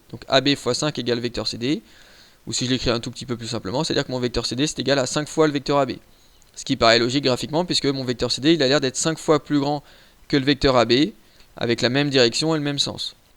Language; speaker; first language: French; native; French